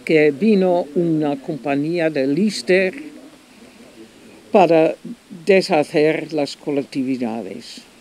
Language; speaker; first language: Spanish; non-native, fluent; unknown